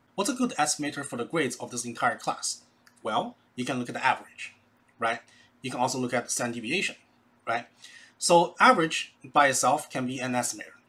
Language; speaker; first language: English; non-native, fluent; Chinese